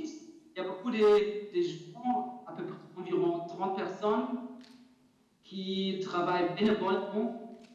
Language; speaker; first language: French; non-native, fluent; German